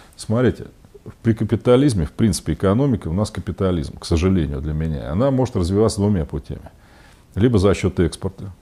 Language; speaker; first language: Russian; native; Russian